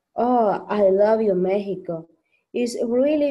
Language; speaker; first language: English; non-native, learner; Spanish